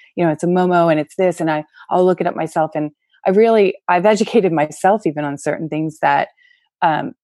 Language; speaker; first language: English; native; English